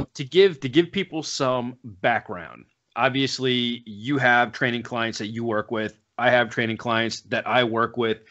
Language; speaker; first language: English; native; English